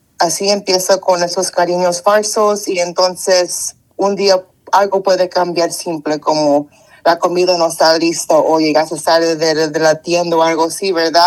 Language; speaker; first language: Spanish; early bilingual, heritage; Spanish